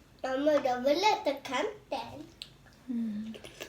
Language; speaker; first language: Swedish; early bilingual, other home language; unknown